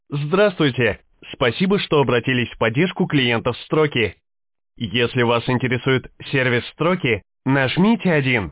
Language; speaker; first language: Russian; native; Russian